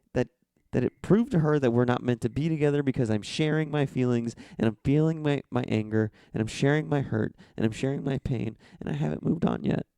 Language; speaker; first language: English; native; English